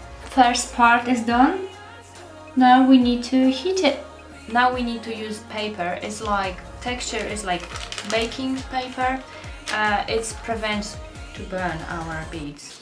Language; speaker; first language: English; non-native, learner; Polish